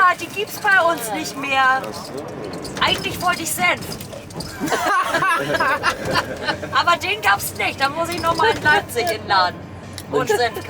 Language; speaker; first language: German; native; German